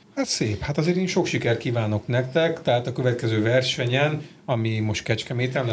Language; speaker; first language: Hungarian; native; Hungarian